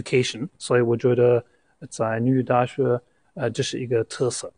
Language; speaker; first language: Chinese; non-native, fluent; German